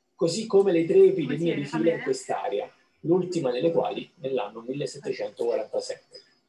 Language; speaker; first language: Italian; non-native, fluent; Albanian